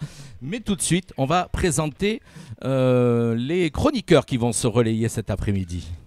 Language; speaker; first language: French; native; French